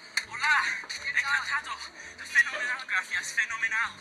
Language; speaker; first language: Spanish; non-native, learner; English